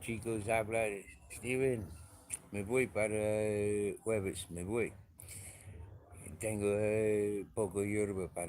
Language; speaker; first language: Spanish; non-native, learner; English